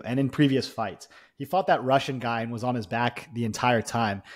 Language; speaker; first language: English; native; English